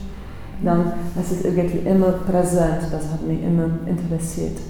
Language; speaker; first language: German; non-native, fluent; Czech